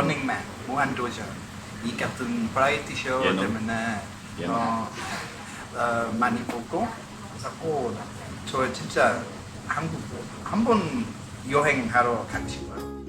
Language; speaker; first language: Korean; non-native, learner; English